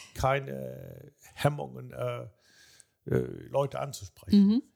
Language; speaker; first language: German; early bilingual, other home language; Turkish